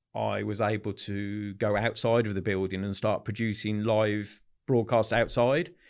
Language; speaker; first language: English; native; English